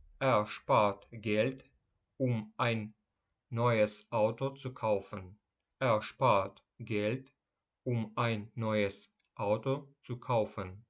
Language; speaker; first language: German; non-native, fluent; Ukrainian